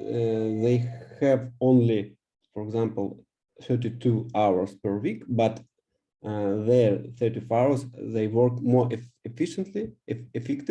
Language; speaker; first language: English; non-native, learner; Russian